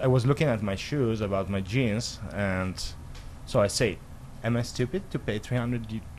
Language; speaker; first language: English; non-native, learner; Italian